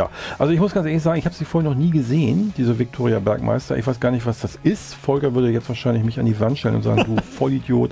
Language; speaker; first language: German; native; German